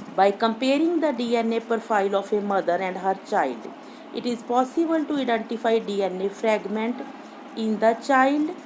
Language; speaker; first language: English; non-native, local second language; Punjabi